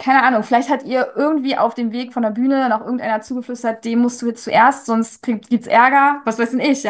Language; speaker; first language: German; native; German